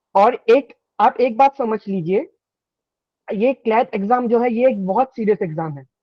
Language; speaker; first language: Hindi; non-native, local second language; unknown